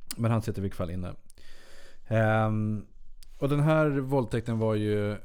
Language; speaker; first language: Swedish; native; Swedish